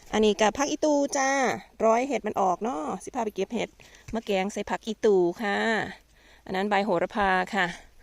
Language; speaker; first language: Thai; native; Thai